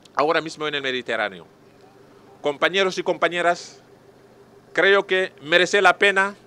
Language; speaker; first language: Spanish; non-native, fluent; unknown